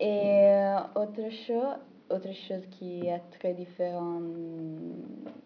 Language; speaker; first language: French; non-native, learner; Italian